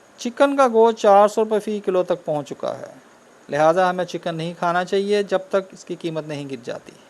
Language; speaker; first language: Urdu; native; Urdu